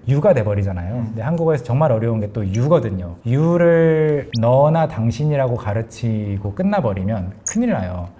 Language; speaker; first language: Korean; native; Korean